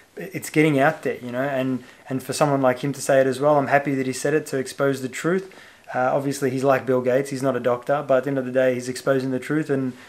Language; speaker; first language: English; native; English